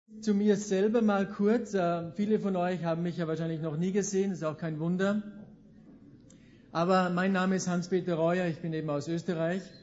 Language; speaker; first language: German; native; German